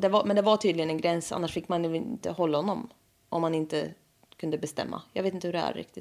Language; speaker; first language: Swedish; native; Swedish